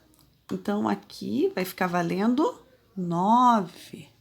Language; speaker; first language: Portuguese; native; Portuguese